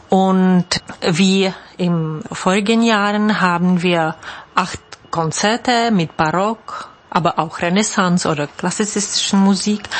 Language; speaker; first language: German; non-native, fluent; Czech